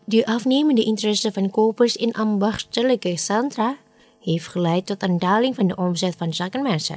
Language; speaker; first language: Dutch; non-native, fluent; Indonesian